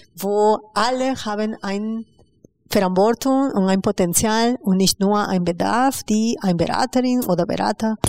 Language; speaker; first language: German; non-native, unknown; Spanish